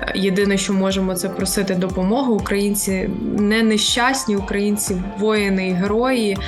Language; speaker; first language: Ukrainian; native; Ukrainian